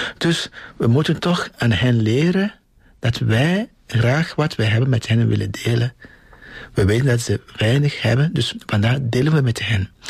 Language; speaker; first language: Dutch; non-native, fluent; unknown